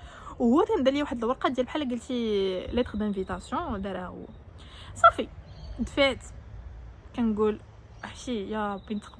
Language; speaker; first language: Arabic; native; Arabic